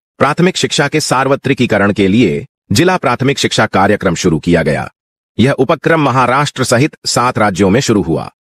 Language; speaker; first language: Hindi; non-native, local second language; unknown